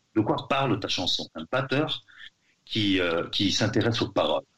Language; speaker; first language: French; early bilingual, heritage; Spanish